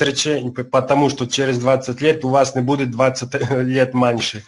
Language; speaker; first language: Russian; non-native, learner; Serbian